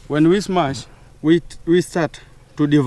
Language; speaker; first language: English; non-native, local second language; Masai